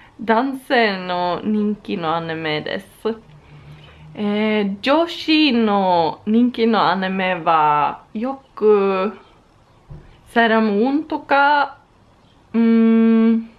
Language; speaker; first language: Japanese; non-native, learner; Swedish